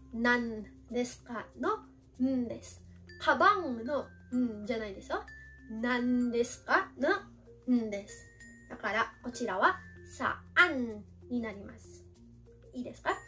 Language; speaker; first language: Japanese; non-native, fluent; Filipino